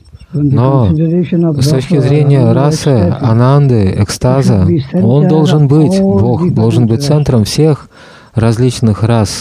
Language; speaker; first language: Russian; native; Russian